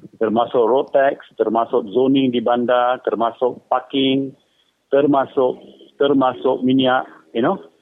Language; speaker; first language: Malay; native; Malay